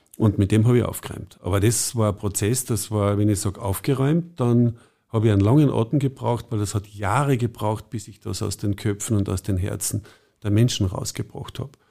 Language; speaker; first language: German; native; German